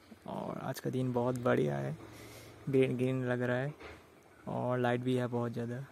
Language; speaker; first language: Hindi; non-native, local second language; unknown